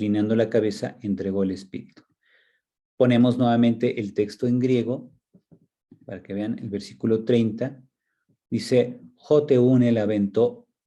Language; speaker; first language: Spanish; native; Spanish